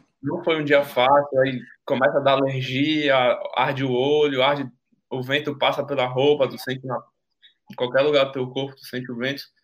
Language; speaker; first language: Portuguese; native; Portuguese